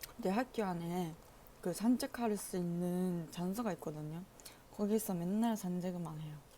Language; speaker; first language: Korean; non-native, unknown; Japanese